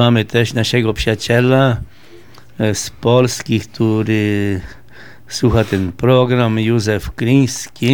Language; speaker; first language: Polish; early bilingual, heritage; Polish